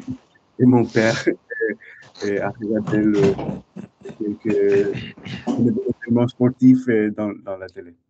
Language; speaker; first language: French; non-native, learner; English